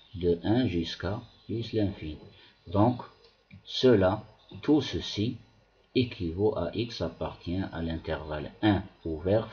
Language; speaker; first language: French; non-native, local second language; Arabic